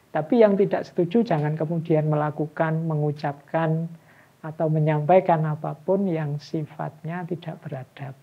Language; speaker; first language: Indonesian; non-native, local second language; Javanese